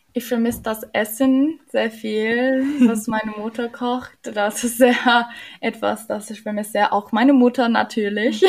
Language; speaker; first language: German; non-native, learner; English